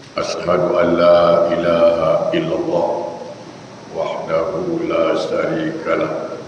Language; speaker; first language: Malay; native; Malay